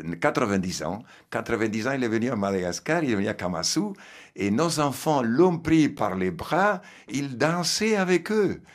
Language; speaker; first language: French; non-native, fluent; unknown